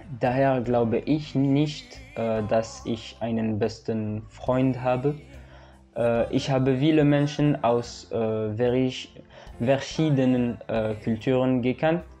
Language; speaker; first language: German; non-native, learner; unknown